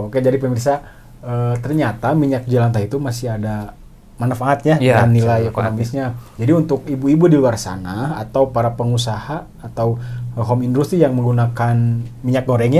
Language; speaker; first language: Indonesian; non-native, local second language; Sundanese